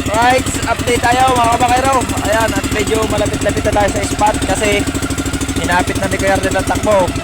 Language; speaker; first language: Filipino; native; Filipino